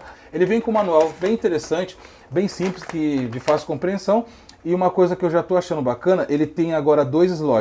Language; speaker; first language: Portuguese; native; Portuguese